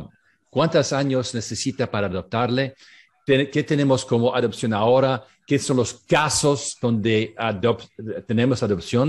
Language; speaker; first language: Spanish; non-native, learner; English